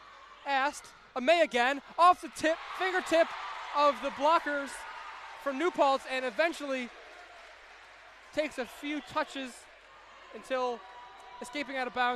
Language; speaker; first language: English; native; English